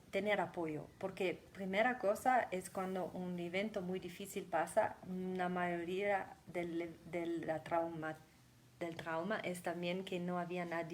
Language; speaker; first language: Spanish; non-native, fluent; German